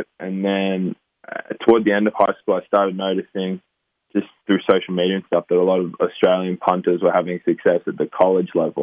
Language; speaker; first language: English; native; English